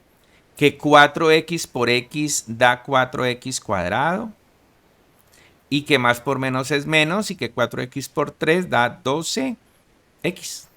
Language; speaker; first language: Spanish; native; Spanish